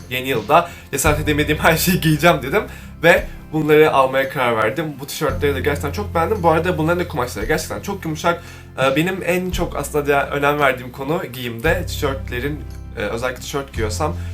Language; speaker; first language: Turkish; native; Turkish